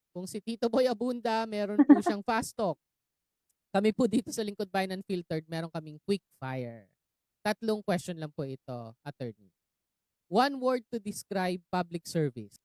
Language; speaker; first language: Filipino; native; Filipino